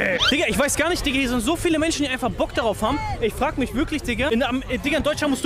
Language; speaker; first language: German; native; German